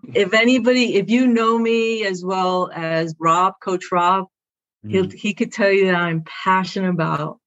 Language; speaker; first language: English; early bilingual, other home language; Spanish